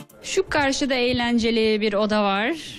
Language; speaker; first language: Turkish; native; Turkish